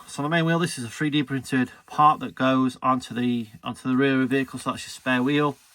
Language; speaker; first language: English; native; English